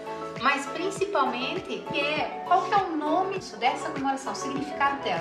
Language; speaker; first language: Portuguese; native; Portuguese